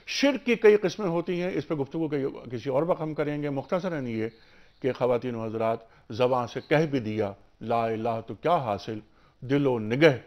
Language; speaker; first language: Urdu; native; Urdu